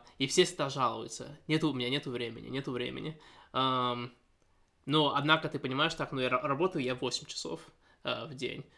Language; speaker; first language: Russian; early bilingual, heritage; Russian